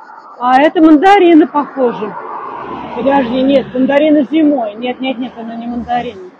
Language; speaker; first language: Russian; native; Russian